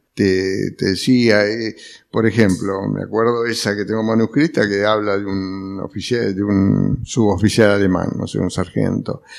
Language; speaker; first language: Spanish; early bilingual, other home language; Italian